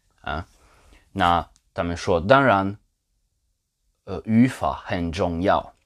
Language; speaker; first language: Chinese; non-native, learner; Polish